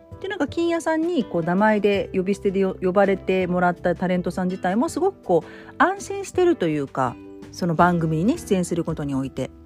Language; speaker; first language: Japanese; native; Japanese